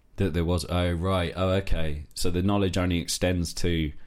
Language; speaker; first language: English; native; English